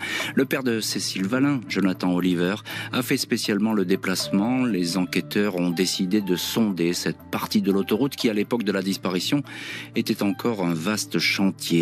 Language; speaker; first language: French; native; French